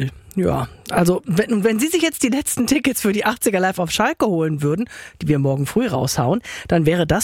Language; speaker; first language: German; native; German